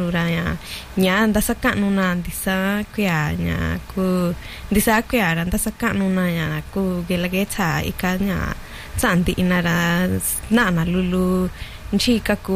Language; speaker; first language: Spanish; native; Spanish